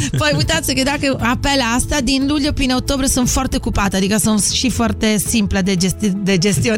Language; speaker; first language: Romanian; non-native, fluent; Italian